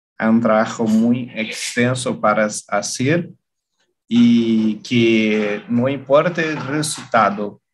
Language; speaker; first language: Spanish; non-native, learner; Portuguese